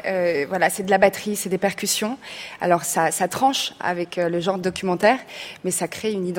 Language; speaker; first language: French; native; French